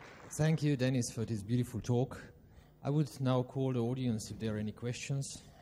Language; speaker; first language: English; non-native, fluent; Slovenian